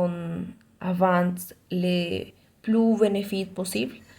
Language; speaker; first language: French; non-native, learner; Spanish